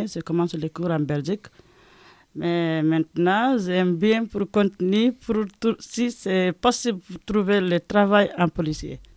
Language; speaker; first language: French; non-native, learner; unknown